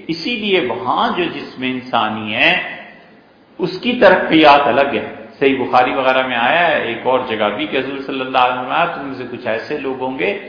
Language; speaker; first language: Urdu; native; Urdu